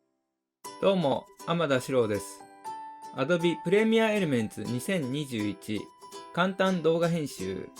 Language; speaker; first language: Japanese; native; Japanese